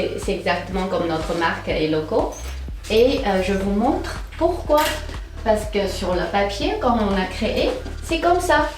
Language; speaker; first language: French; non-native, fluent; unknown